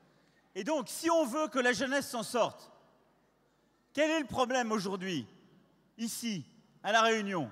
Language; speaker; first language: French; native; French